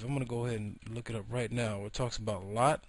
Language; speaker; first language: English; native; English